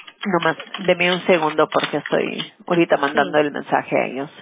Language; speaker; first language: Spanish; early bilingual, heritage; Spanish